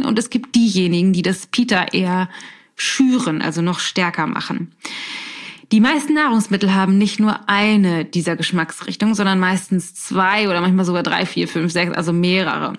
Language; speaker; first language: German; native; German